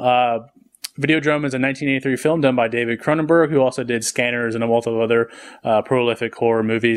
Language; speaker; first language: English; native; English